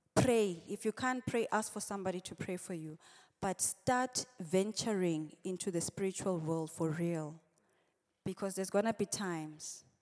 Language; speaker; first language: English; non-native, local second language; Swati